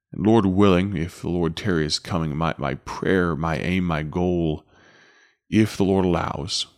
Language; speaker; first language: English; native; English